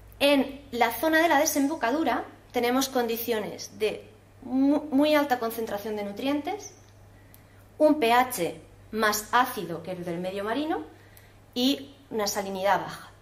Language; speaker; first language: Spanish; native; Spanish